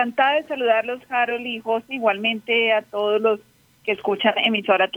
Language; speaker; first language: Spanish; native; Spanish